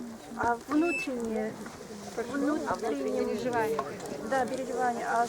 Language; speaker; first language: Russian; non-native, learner; Chinese